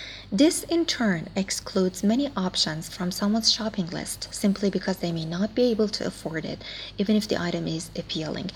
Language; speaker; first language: English; non-native, fluent; Persian